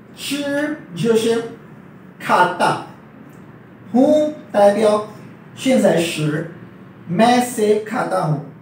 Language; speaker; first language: Chinese; non-native, fluent; Urdu